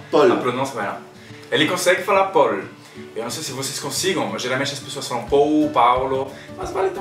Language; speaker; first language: Portuguese; non-native, fluent; French